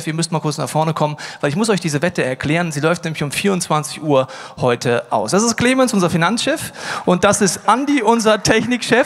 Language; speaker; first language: German; native; German